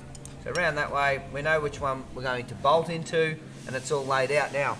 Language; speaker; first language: English; native; English